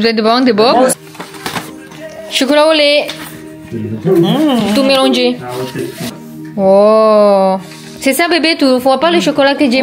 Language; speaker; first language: French; non-native, learner; Indonesian